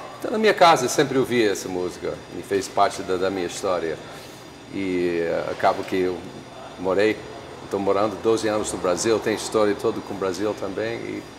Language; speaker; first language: Portuguese; non-native, fluent; English